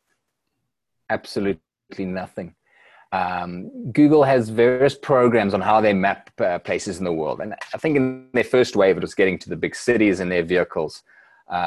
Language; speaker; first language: English; native; English